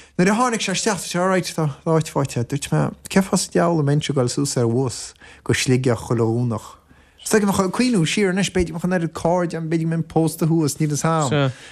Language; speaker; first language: Irish; native; Irish